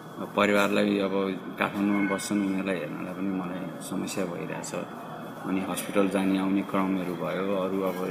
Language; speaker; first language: Nepali; native; Nepali